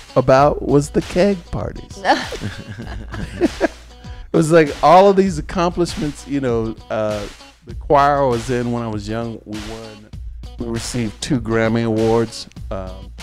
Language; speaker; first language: English; native; English